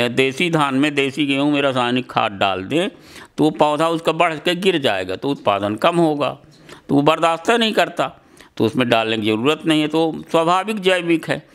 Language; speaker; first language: Hindi; native; Hindi